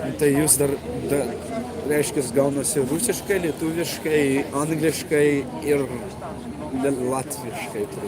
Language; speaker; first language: Lithuanian; early bilingual, heritage; Lithuanian